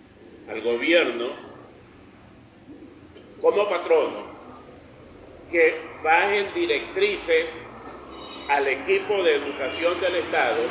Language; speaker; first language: Spanish; native; Spanish